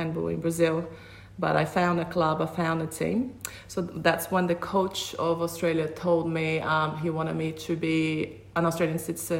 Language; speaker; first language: English; non-native, fluent; Portuguese